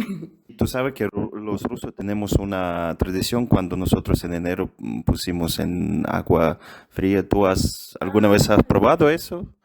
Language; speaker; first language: Spanish; non-native, fluent; Russian